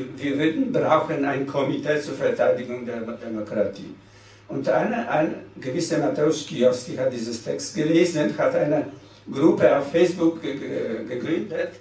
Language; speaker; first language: German; non-native, fluent; Polish